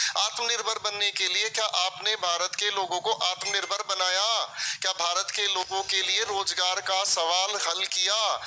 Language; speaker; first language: Hindi; native; Hindi